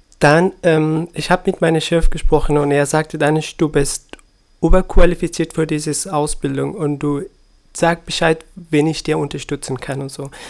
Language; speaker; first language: German; non-native, learner; Persian